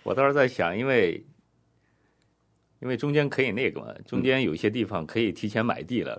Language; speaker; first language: Chinese; native; Chinese